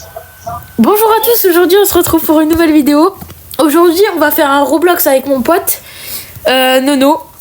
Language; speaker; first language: French; native; French